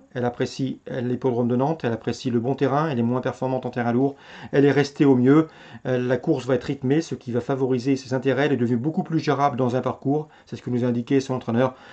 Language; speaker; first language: French; native; French